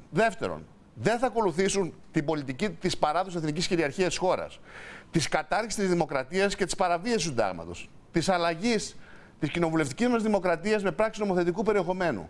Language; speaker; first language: Greek; native; Greek